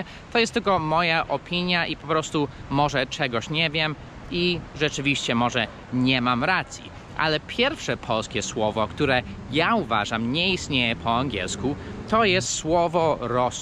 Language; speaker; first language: Polish; early bilingual, heritage; Polish